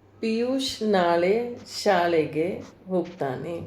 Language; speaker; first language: Kannada; non-native, learner; Punjabi